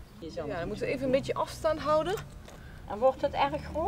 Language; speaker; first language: Dutch; native; Dutch